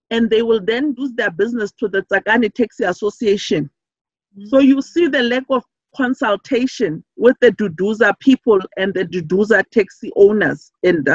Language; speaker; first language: English; non-native, local second language; Southern Sotho